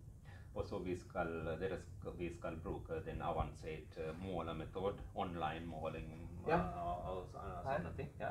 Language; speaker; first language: Norwegian; non-native, learner; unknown